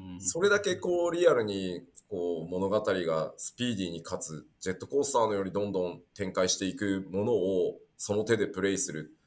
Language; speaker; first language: Japanese; native; Japanese